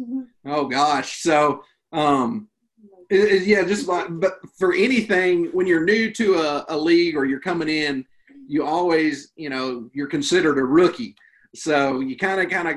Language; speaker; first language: English; native; English